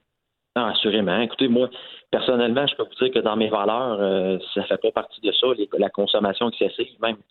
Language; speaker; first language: French; native; French